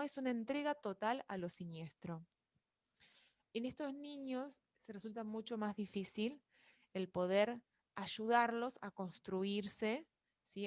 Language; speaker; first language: Spanish; native; Spanish